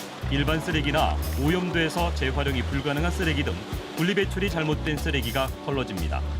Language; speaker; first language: Korean; native; Korean